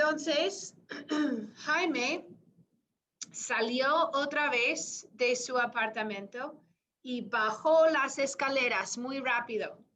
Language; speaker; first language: Spanish; non-native, fluent; English